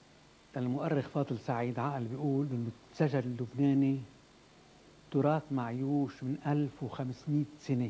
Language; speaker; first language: Arabic; native; Arabic